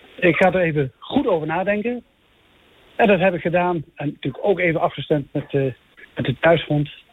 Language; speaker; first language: Dutch; native; Dutch